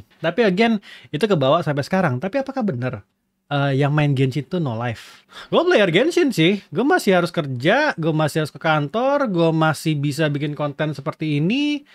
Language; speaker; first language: Indonesian; native; Indonesian